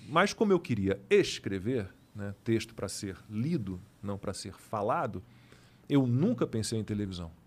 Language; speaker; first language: Portuguese; native; Portuguese